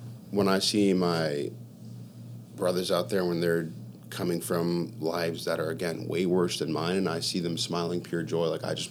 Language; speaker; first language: English; native; English